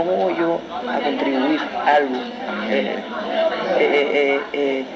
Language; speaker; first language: Spanish; early bilingual, heritage; Spanish